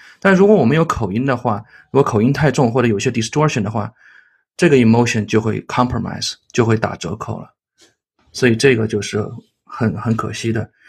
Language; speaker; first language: Chinese; native; Chinese